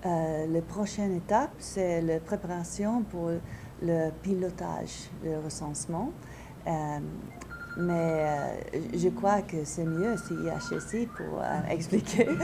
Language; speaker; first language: French; non-native, fluent; English